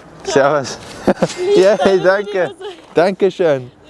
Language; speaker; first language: German; non-native, learner; English